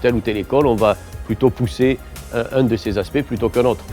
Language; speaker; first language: French; native; French